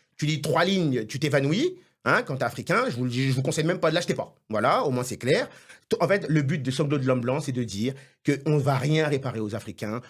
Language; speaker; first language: French; non-native, local second language; Haitian Creole